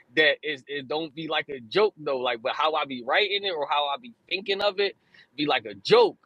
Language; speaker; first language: English; native; English